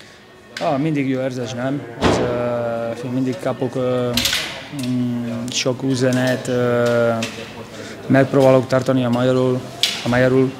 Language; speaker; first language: Hungarian; non-native, local second language; Spanish